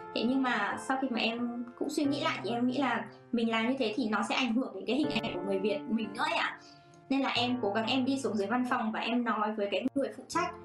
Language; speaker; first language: Vietnamese; native; Vietnamese